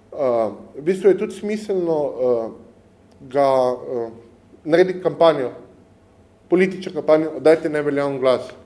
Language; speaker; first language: Slovenian; native; Slovenian